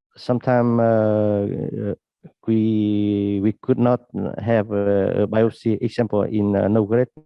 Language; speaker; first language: English; non-native, learner; Vietnamese